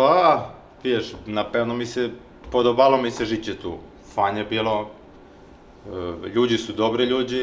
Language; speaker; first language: Polish; non-native, learner; Serbian